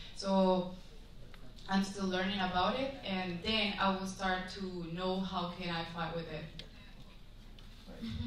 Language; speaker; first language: English; non-native, fluent; Spanish